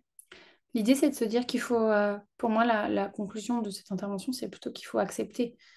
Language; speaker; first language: French; native; French